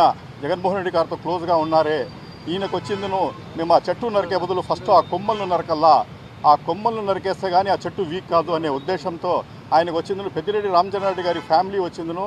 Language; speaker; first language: Telugu; native; Telugu